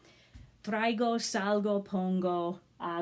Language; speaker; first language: Spanish; non-native, fluent; English